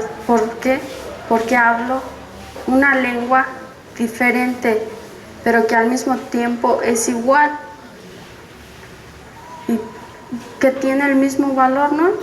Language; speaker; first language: Spanish; non-native, local second language; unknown